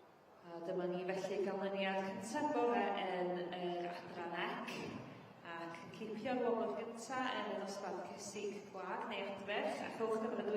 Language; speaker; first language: Welsh; native; Welsh